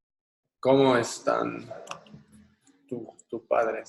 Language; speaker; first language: Spanish; non-native, learner; English